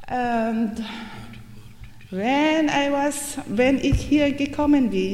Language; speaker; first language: German; non-native, learner; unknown